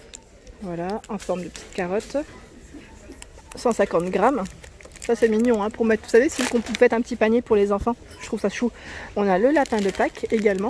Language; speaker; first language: French; native; French